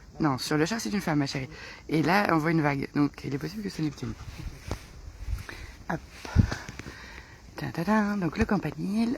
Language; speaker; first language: French; native; French